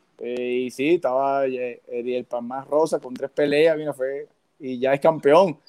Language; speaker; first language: Spanish; native; Spanish